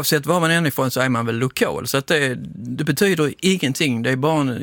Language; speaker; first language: Swedish; native; Swedish